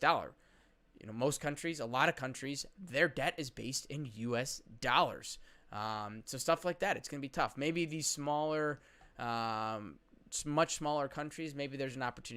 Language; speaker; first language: English; native; English